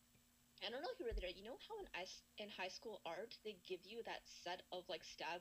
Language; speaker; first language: English; native; English